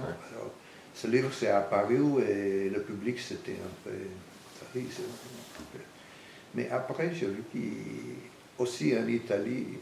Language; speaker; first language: French; non-native, fluent; Italian